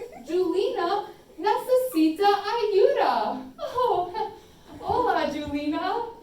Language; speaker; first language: Spanish; non-native, fluent; English